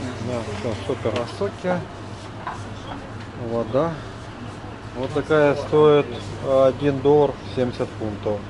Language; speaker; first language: Russian; native; Russian